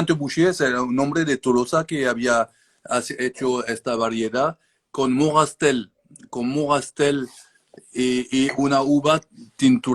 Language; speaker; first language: Spanish; non-native, learner; French